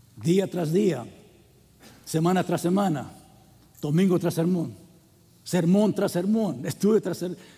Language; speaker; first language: Spanish; non-native, fluent; English